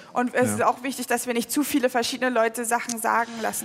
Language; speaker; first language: German; native; German